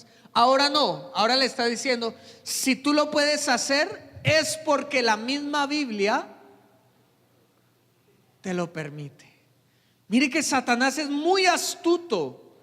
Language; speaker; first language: Spanish; native; Spanish